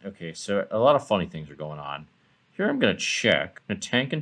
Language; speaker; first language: English; native; English